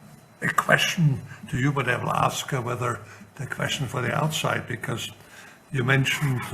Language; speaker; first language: English; non-native, fluent; German